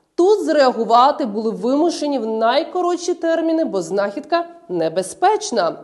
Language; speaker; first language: Ukrainian; native; Ukrainian